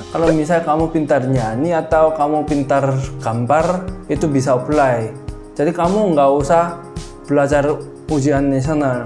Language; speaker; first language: Indonesian; non-native, fluent; Korean